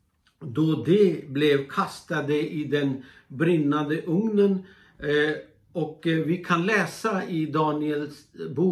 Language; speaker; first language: Swedish; non-native, fluent; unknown